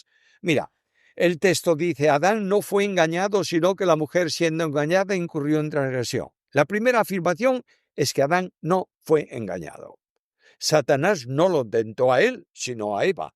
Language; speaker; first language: Spanish; native; Spanish